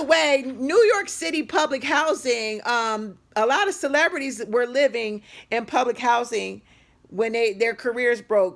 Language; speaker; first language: English; native; English